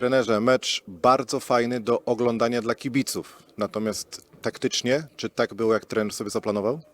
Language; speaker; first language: Polish; native; Polish